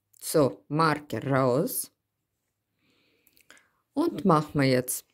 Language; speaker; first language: German; non-native, learner; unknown